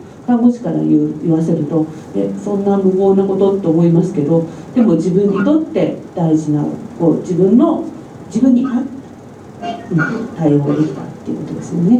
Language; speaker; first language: Japanese; native; Japanese